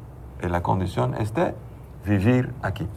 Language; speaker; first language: Spanish; non-native, learner; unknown